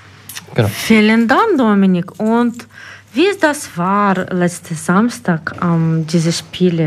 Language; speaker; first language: German; non-native, learner; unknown